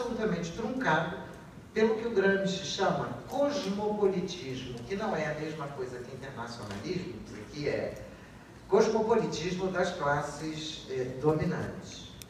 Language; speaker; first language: Portuguese; native; Portuguese